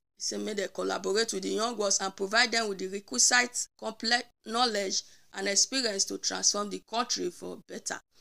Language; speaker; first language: Nigerian Pidgin; native; Nigerian Pidgin